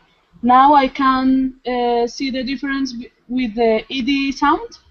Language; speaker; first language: English; non-native, learner; Spanish